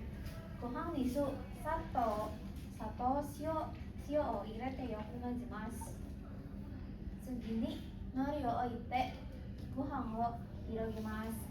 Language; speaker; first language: Japanese; non-native, learner; Indonesian